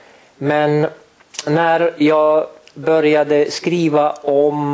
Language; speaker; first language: Swedish; non-native, fluent; Estonian